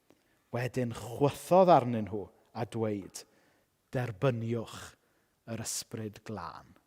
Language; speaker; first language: Welsh; native; Welsh